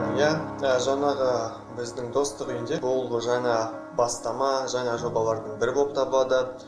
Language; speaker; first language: Kazakh; non-native, local second language; Russian